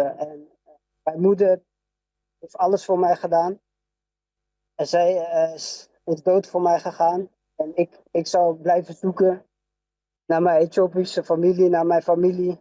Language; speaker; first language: Dutch; early bilingual, other home language; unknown